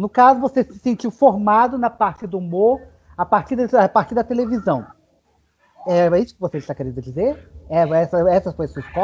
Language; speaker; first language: Portuguese; native; Portuguese